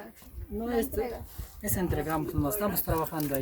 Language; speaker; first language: Spanish; native; Spanish